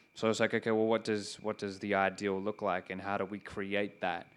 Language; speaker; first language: English; native; English